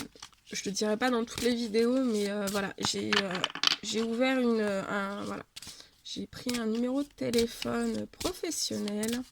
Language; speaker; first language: French; native; French